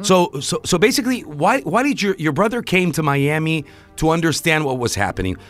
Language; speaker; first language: English; non-native, fluent; Italian